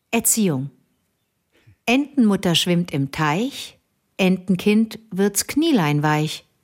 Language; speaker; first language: German; native; German